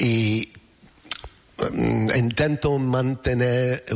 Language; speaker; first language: Spanish; non-native, learner; English